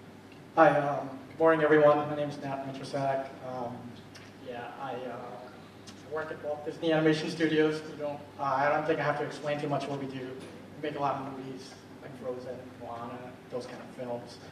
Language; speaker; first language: English; non-native, fluent; Thai